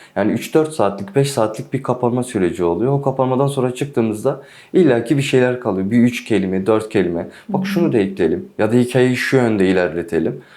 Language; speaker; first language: Turkish; non-native, local second language; Kurdish